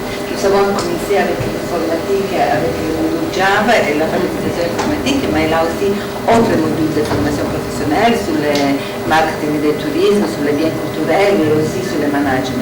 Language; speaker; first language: French; non-native, learner; Italian